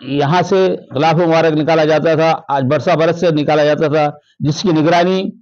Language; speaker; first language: Urdu; native; Urdu